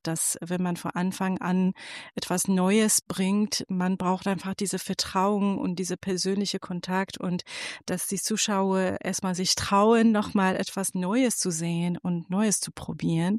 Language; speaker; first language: German; non-native, fluent; Persian